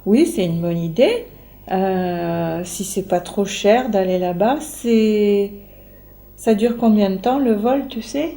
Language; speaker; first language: French; native; French